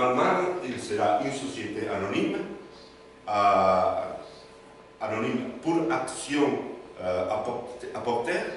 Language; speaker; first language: French; non-native, learner; Spanish